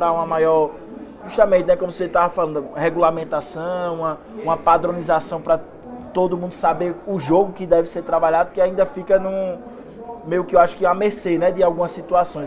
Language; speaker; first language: Portuguese; native; Portuguese